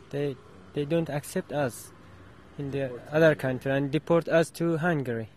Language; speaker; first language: English; non-native, learner; Arabic